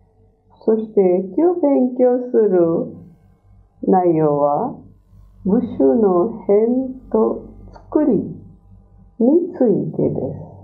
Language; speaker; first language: Japanese; non-native, fluent; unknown